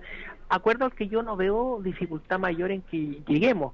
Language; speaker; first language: Spanish; native; Spanish